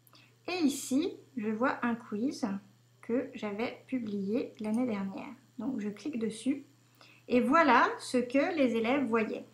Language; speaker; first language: French; native; French